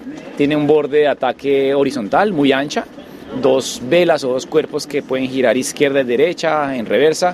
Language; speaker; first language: Spanish; native; Spanish